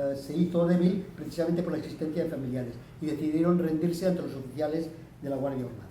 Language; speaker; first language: Spanish; non-native, local second language; Catalan